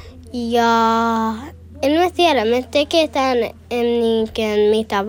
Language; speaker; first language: Finnish; early bilingual, heritage; Finnish